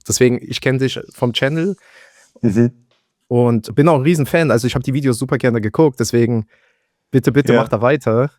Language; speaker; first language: German; native; German